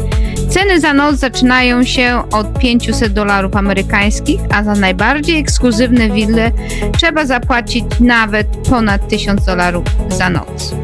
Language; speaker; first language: Polish; native; Polish